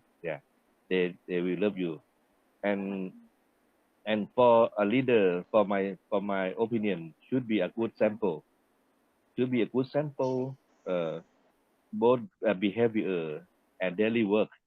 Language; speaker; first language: English; non-native, learner; Thai